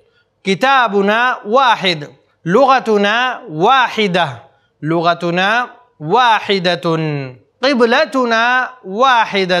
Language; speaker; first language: Arabic; non-native, fluent; Urdu